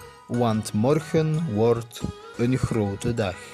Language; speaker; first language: Dutch; non-native, fluent; French